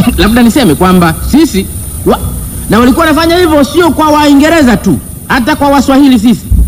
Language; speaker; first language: Swahili; non-native, local second language; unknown